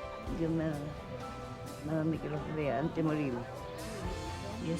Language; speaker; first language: Spanish; native; Spanish